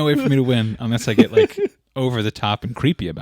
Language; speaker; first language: English; native; English